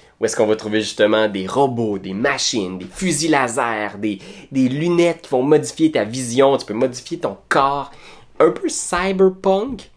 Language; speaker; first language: French; native; French